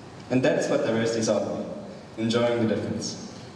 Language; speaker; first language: English; non-native, fluent; Turkish